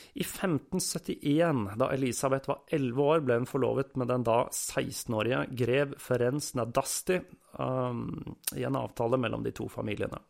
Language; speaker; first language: Norwegian; native; Norwegian